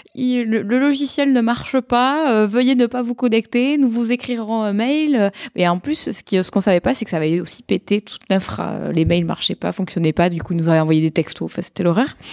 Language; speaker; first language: French; native; French